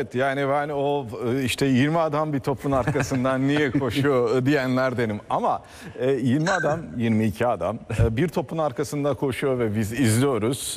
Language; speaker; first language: Turkish; native; Turkish